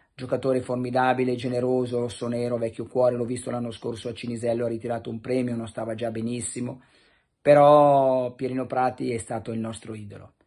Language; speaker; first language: Italian; native; Italian